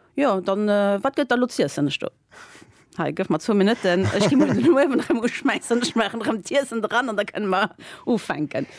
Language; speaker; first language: Luxembourgish; early bilingual, other home language; Spanish